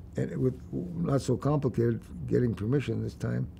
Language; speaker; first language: English; native; English